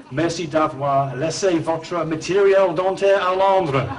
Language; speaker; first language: French; non-native, learner; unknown